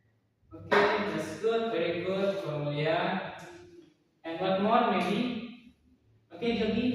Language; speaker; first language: English; non-native, learner; Indonesian